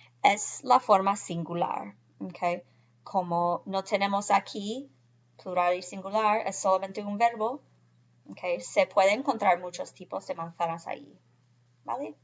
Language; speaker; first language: Spanish; non-native, fluent; English